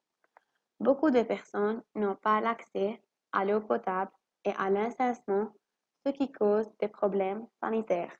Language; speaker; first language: French; non-native, learner; Arabic